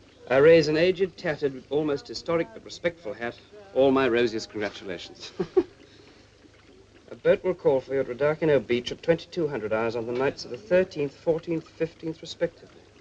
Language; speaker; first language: English; native; English